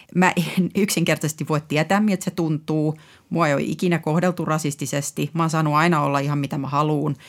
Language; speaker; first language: Finnish; native; Finnish